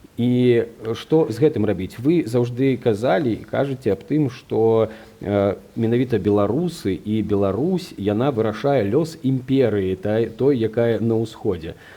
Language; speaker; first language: Belarusian; non-native, local second language; Russian